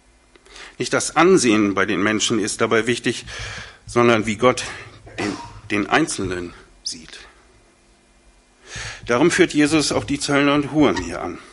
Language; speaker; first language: German; native; German